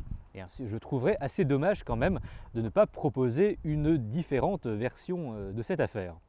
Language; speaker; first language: French; native; French